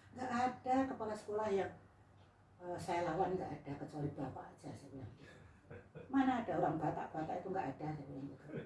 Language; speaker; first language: Indonesian; non-native, local second language; Javanese